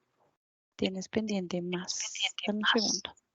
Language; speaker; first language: Spanish; native; Spanish